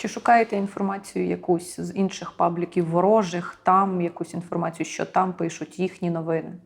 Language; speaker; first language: Ukrainian; native; Ukrainian